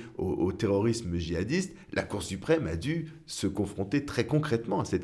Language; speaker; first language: French; native; French